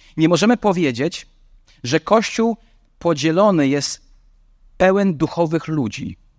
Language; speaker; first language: Polish; non-native, fluent; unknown